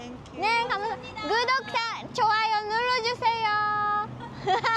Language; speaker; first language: Korean; non-native, learner; Japanese